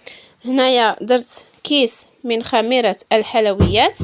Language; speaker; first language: Arabic; native; Arabic